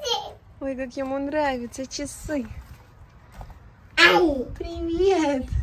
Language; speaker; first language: Russian; native; Russian